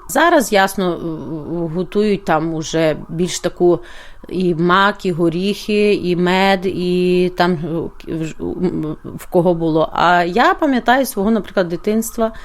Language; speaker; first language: Ukrainian; native; Ukrainian